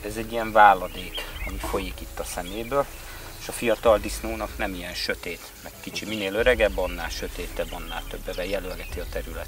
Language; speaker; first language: Hungarian; native; Hungarian